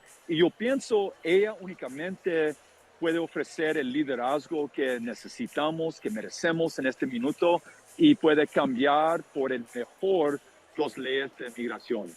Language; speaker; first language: Spanish; non-native, fluent; English